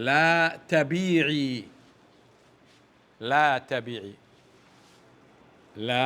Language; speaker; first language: Arabic; non-native, fluent; English